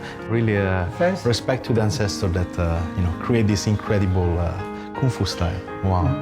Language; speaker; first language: English; non-native, fluent; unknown